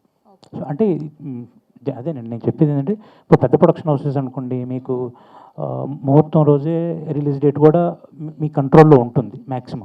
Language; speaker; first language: Telugu; native; Telugu